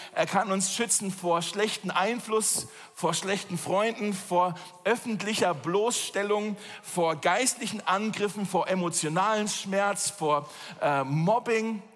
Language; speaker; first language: German; native; German